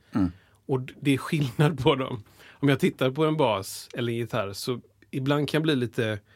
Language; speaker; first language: Swedish; early bilingual, other home language; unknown